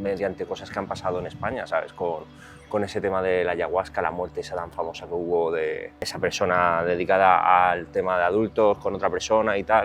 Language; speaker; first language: Spanish; native; Spanish